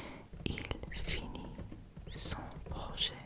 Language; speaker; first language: French; non-native, learner; English